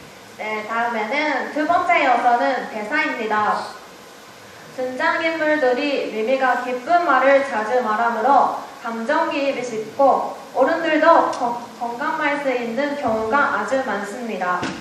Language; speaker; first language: Korean; non-native, learner; Japanese